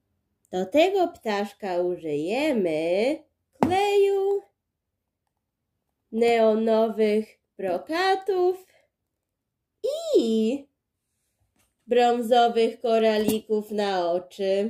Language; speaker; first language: Polish; early bilingual, heritage; Polish